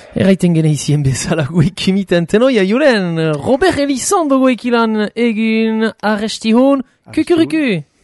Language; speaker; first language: Basque; native; Basque